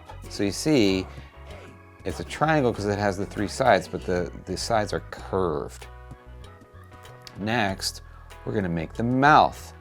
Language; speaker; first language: English; native; English